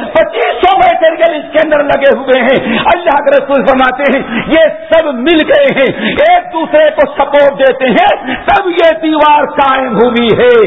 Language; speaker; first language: Urdu; native; Urdu